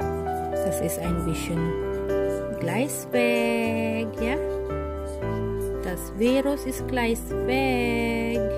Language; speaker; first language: German; non-native, learner; Filipino